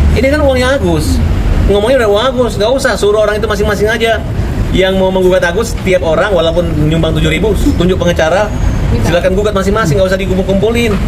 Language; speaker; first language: Indonesian; native; Indonesian